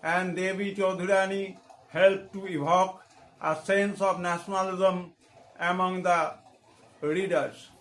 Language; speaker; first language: English; non-native, local second language; Bangla